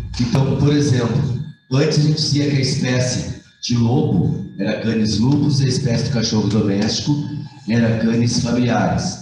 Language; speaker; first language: Portuguese; native; Portuguese